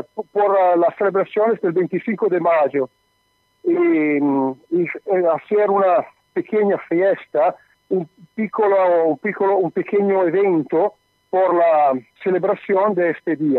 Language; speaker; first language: Spanish; non-native, learner; Italian